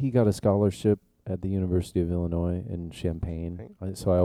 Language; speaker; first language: English; native; English